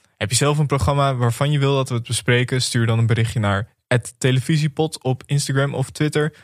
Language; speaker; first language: Dutch; native; Dutch